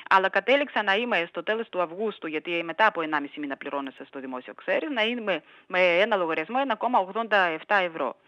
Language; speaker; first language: Greek; non-native, fluent; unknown